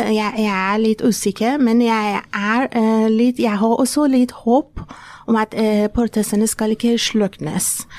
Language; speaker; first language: Norwegian; non-native, fluent; Persian